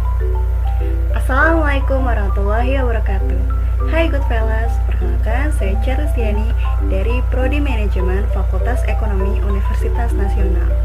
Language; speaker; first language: Indonesian; native; Indonesian